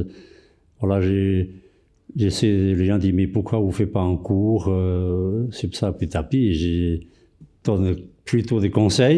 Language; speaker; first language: French; non-native, fluent; Chinese